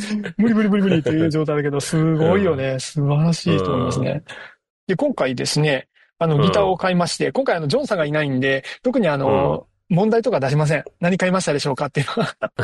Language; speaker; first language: Japanese; native; Japanese